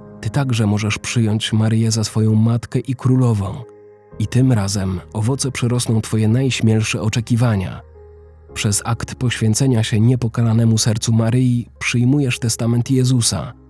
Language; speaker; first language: Polish; native; Polish